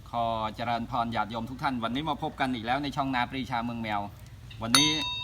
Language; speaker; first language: Thai; native; Thai